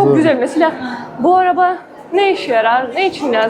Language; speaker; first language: Turkish; non-native, fluent; Russian